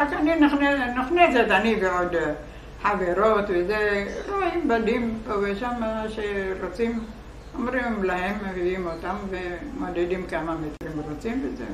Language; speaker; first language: Hebrew; non-native, fluent; Arabic